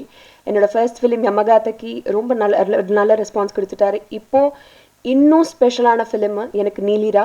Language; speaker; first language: Tamil; non-native, learner; Telugu